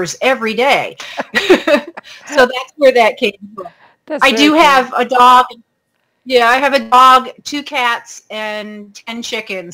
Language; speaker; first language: English; native; English